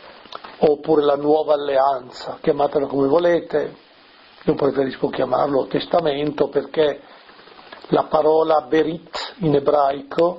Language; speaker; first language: Italian; native; Italian